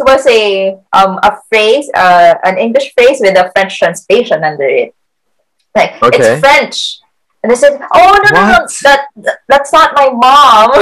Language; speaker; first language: English; non-native, local second language; Filipino